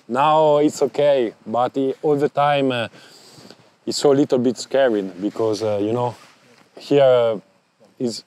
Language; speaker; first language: English; non-native, learner; Italian